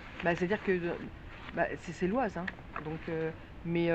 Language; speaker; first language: French; native; French